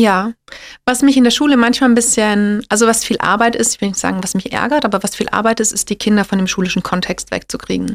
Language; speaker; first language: German; native; German